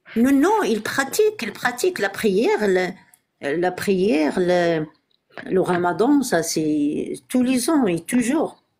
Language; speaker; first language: French; non-native, local second language; Arabic